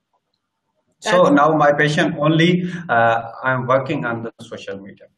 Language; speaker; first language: English; non-native, learner; Sindhi